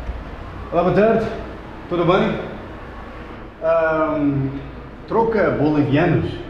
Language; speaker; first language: Portuguese; non-native, learner; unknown